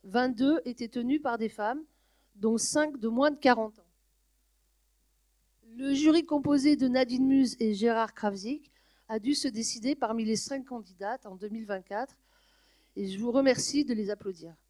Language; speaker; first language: French; native; French